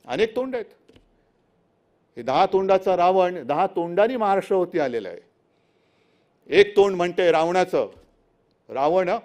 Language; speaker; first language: Marathi; native; Marathi